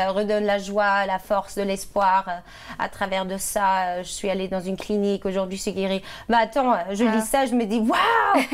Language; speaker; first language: French; non-native, fluent; German